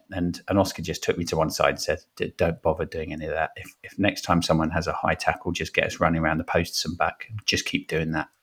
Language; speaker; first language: English; native; English